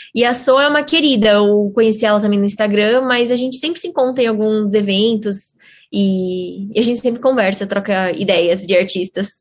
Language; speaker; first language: Portuguese; native; Portuguese